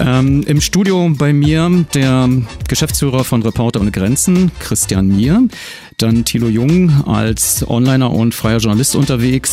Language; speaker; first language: German; native; German